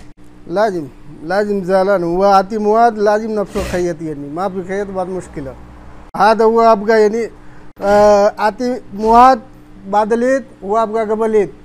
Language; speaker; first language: Arabic; non-native, learner; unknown